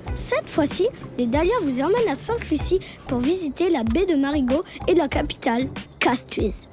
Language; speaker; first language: French; native; French